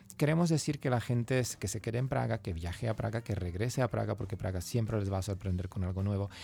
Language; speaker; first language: Spanish; non-native, fluent; Czech